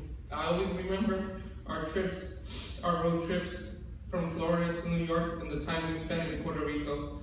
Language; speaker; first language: English; early bilingual, other home language; Spanish